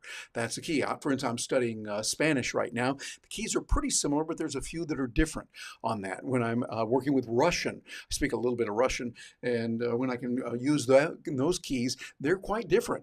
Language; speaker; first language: English; native; English